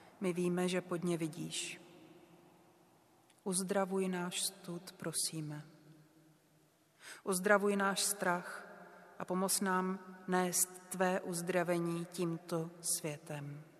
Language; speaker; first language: Czech; native; Czech